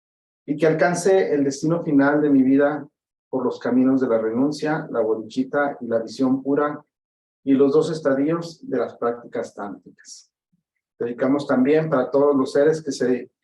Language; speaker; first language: Spanish; native; Spanish